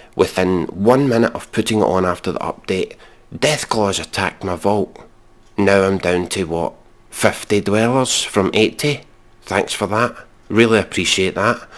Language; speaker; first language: English; native; English